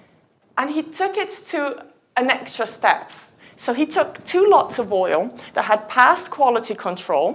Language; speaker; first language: English; native; English